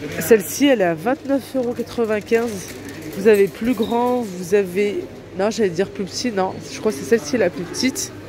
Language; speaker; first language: French; early bilingual, other home language; Arabic